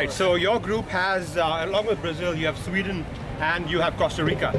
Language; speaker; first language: English; native; English